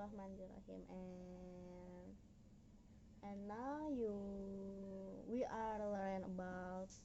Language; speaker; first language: English; non-native, learner; Indonesian